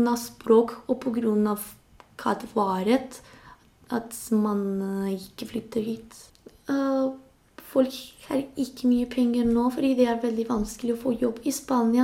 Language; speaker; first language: Norwegian; non-native, local second language; Spanish